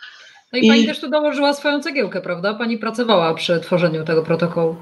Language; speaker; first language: Polish; native; Polish